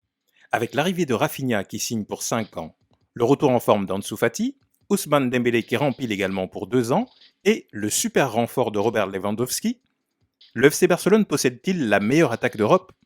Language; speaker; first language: French; native; French